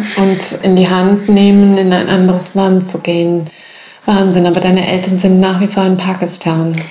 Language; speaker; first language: German; native; German